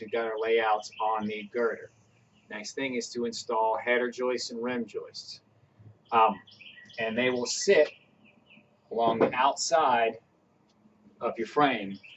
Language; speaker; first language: English; native; English